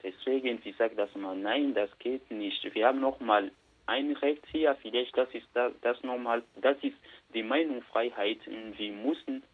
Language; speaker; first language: German; non-native, learner; Bambara